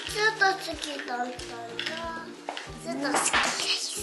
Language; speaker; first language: Japanese; early bilingual, heritage; Japanese